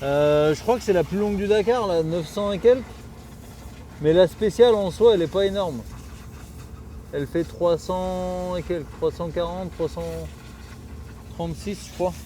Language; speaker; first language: French; native; French